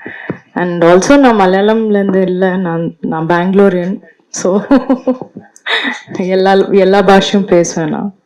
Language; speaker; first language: Tamil; non-native, local second language; Malayalam